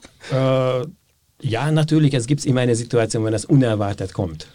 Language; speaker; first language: German; non-native, fluent; Hungarian